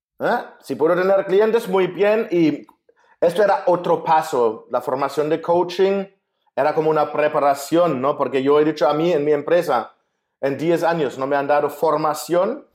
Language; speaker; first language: Spanish; non-native, fluent; German